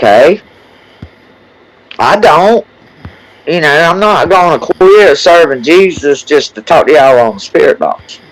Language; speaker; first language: English; native; English